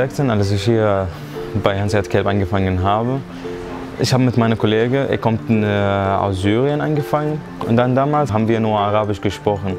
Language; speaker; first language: German; non-native, fluent; Arabic